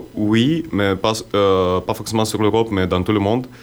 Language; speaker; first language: French; non-native, fluent; Romanian